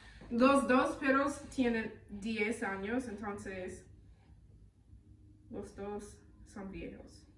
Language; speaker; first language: Spanish; non-native, fluent; English